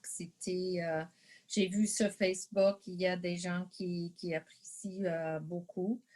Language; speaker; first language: French; non-native, local second language; English